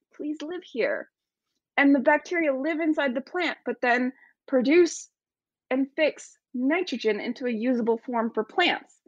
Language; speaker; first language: English; native; English